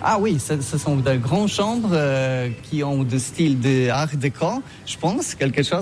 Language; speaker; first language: French; non-native, learner; Polish